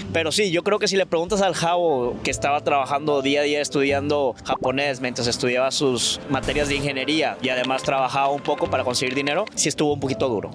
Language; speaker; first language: Spanish; native; Spanish